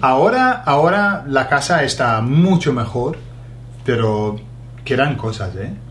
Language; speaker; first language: Spanish; non-native, fluent; English